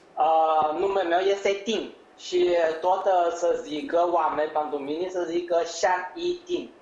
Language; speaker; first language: Romanian; non-native, learner; Chinese